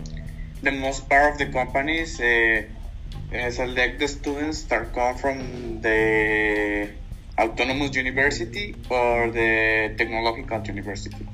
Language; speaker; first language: English; non-native, learner; Spanish